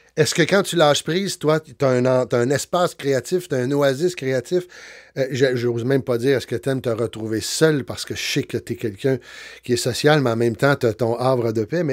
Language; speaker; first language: French; native; French